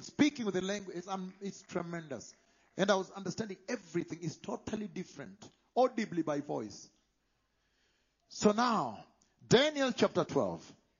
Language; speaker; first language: English; non-native, local second language; Luo (Kenya and Tanzania)